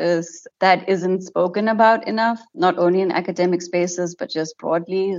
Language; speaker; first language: English; native; English